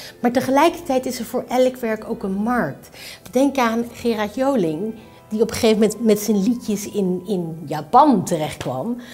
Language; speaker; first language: Dutch; early bilingual, other home language; Spanish